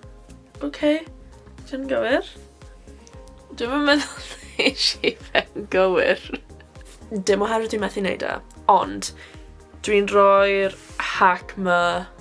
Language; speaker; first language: Welsh; non-native, local second language; English